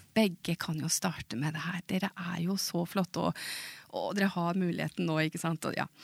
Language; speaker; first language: Swedish; non-native, fluent; Norwegian